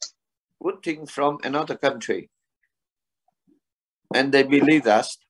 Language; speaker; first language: English; non-native, learner; Vietnamese